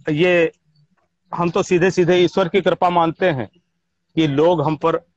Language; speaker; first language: Hindi; native; Hindi